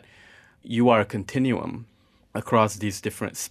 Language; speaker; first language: English; non-native, local second language; Malay